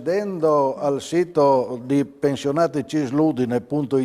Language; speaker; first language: Italian; native; Italian